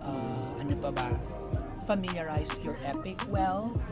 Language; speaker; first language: Filipino; native; Filipino